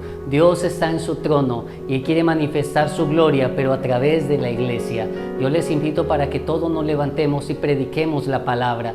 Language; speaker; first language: Spanish; native; Spanish